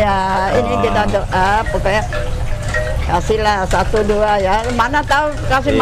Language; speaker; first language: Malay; non-native, local second language; Min Nan Chinese